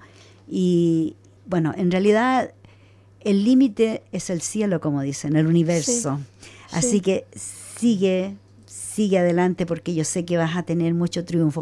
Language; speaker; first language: Spanish; native; Spanish